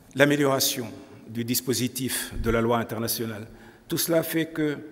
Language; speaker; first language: French; non-native, local second language; Arabic